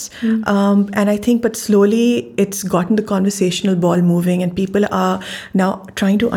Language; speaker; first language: English; non-native, local second language; Urdu